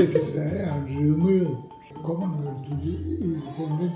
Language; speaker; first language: English; non-native, learner; Dutch